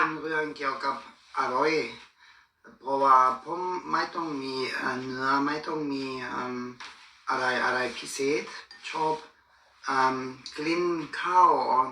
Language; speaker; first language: Thai; non-native, learner; German